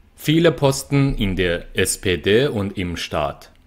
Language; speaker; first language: German; non-native, fluent; Persian